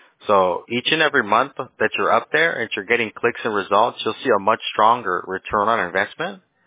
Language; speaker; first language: English; early bilingual, other home language; Spanish